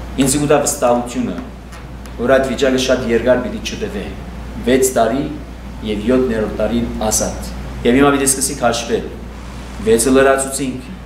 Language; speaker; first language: Armenian; early bilingual, heritage; Armenian